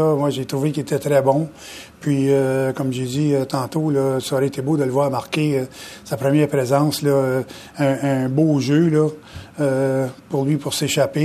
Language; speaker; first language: French; native; French